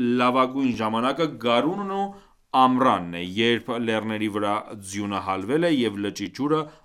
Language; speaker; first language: Armenian; early bilingual, heritage; Armenian